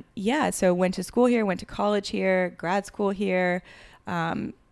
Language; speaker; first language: English; early bilingual, other home language; French